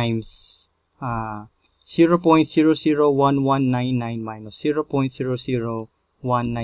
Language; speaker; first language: English; non-native, local second language; Filipino